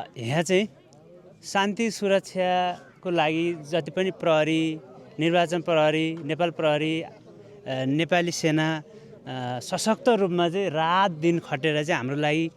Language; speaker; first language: Nepali; native; Nepali